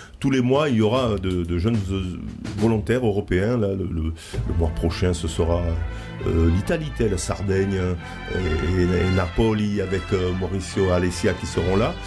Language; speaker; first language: French; native; French